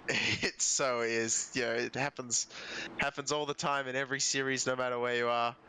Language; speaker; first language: English; native; English